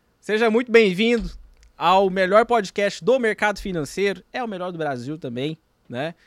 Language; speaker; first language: Portuguese; native; Portuguese